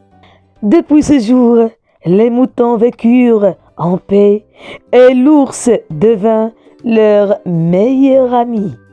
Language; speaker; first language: French; non-native, local second language; Arabic